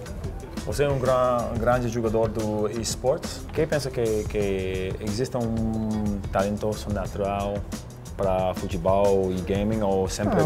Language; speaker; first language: Portuguese; non-native, learner; English